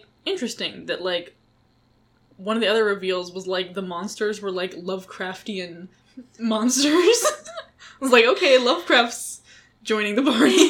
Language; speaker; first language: English; native; English